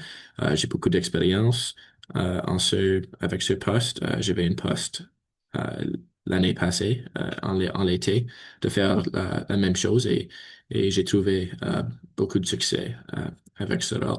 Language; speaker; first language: French; non-native, learner; English